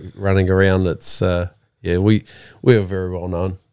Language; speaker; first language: English; native; English